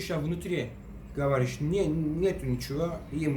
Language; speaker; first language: Russian; early bilingual, heritage; Russian